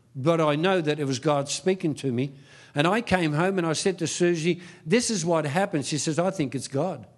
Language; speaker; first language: English; early bilingual, other home language; Dutch